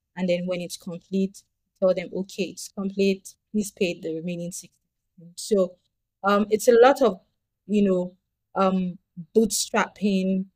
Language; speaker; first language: English; non-native, local second language; Yoruba